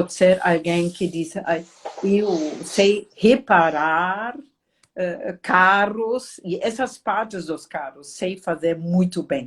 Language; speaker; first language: Portuguese; non-native, fluent; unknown